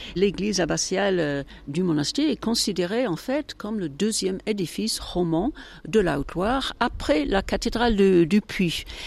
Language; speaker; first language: French; native; French